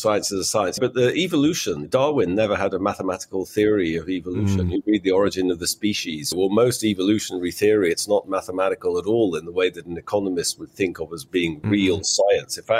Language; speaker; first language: English; native; English